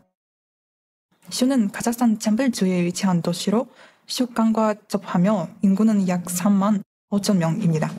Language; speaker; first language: Korean; non-native, fluent; Kazakh